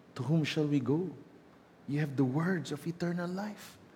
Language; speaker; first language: English; non-native, local second language; Filipino